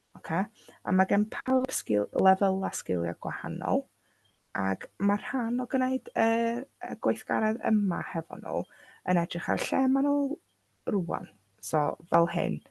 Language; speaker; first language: Welsh; non-native, local second language; English